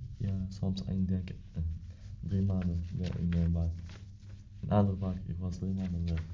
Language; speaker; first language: Dutch; non-native, learner; Arabic